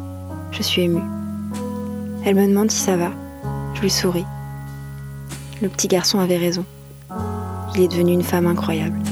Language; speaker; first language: French; native; French